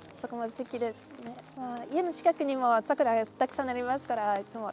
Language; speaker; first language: Japanese; non-native, fluent; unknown